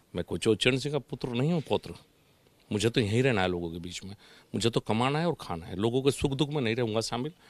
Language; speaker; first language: Hindi; native; Hindi